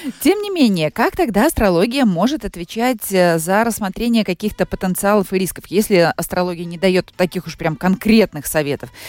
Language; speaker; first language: Russian; native; Russian